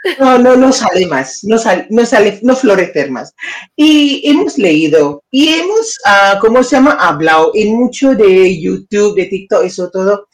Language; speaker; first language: Spanish; non-native, learner; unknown